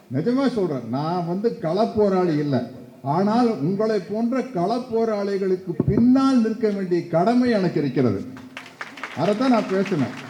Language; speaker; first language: Tamil; native; Tamil